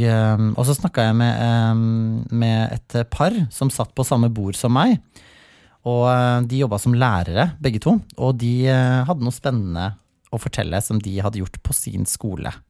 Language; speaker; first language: Norwegian; native; Norwegian